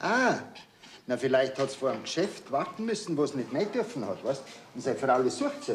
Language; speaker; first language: German; native; German